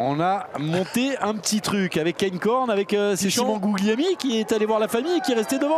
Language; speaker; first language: French; native; French